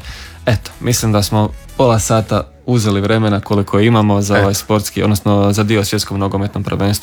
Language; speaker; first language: Serbian; native; Serbian